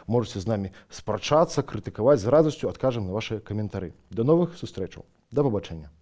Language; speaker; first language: Belarusian; non-native, local second language; Russian